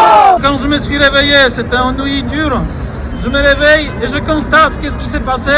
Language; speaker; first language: French; non-native, fluent; Polish